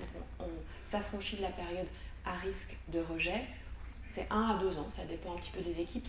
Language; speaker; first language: French; native; French